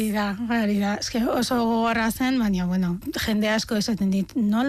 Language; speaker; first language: Basque; non-native, fluent; Arabic